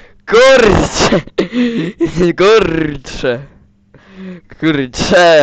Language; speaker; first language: Polish; early bilingual, heritage; Polish